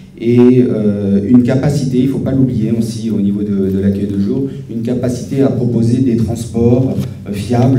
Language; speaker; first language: French; native; French